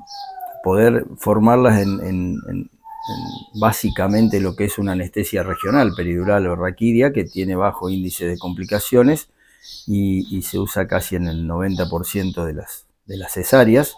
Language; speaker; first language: Spanish; native; Spanish